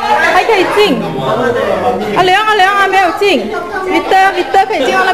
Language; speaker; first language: Chinese; native; Chinese